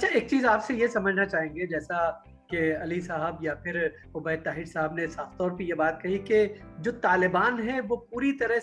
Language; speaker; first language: Hindi; native; Hindi